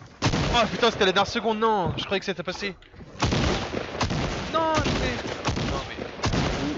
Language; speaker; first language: French; native; French